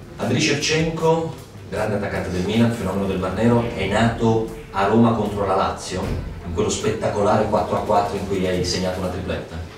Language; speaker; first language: Italian; native; Italian